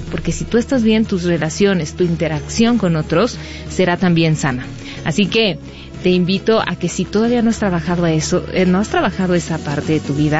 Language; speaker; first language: Spanish; native; Spanish